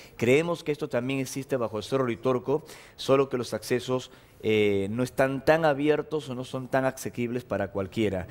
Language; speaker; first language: Spanish; native; Spanish